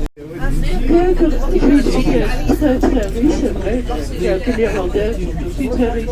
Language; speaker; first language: French; non-native, fluent; Dutch